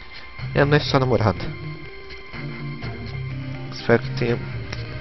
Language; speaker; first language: Portuguese; native; Portuguese